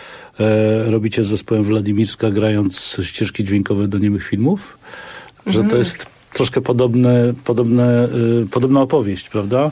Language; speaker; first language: Polish; native; Polish